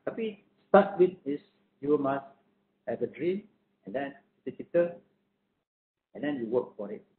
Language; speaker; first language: English; non-native, local second language; Malay